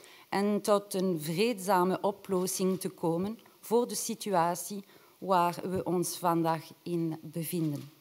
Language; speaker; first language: Dutch; non-native, local second language; French